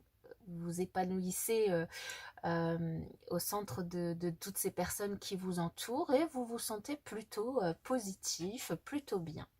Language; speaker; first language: French; native; French